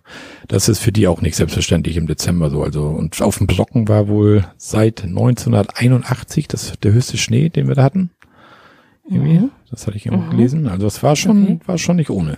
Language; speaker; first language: German; native; German